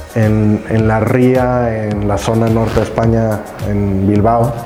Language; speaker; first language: Spanish; native; Spanish